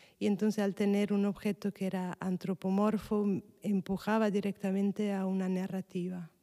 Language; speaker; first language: Spanish; non-native, fluent; Italian